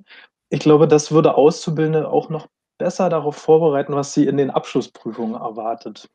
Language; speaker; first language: German; native; German